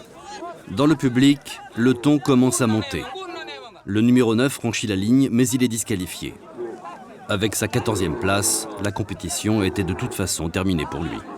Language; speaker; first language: French; native; French